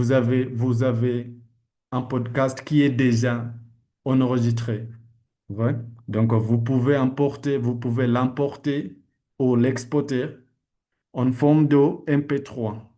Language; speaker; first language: French; non-native, learner; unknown